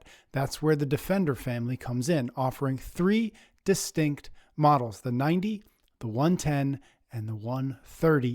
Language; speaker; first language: English; native; English